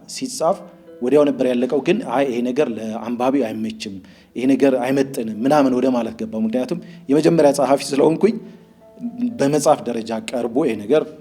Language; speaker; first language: Amharic; native; Amharic